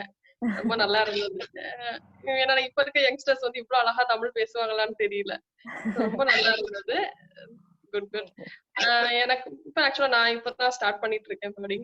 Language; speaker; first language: Tamil; native; Tamil